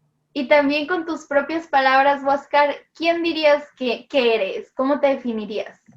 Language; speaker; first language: Spanish; native; Spanish